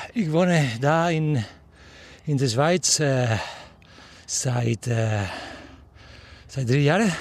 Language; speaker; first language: German; non-native, learner; Spanish